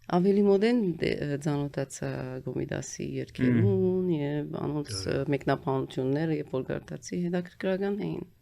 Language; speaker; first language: Armenian; early bilingual, heritage; Armenian